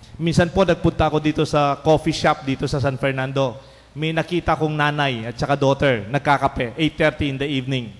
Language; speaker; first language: Filipino; non-native, local second language; Pampanga